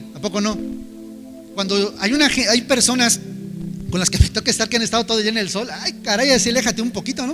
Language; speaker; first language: Spanish; native; Spanish